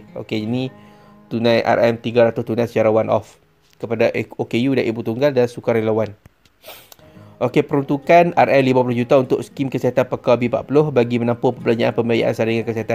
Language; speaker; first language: Malay; native; Malay